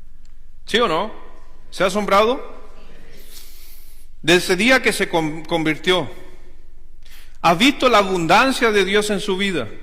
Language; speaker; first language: Spanish; native; Spanish